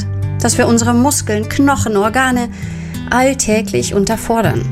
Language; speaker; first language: German; native; German